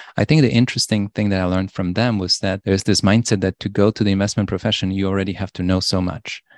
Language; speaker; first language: English; non-native, fluent; Polish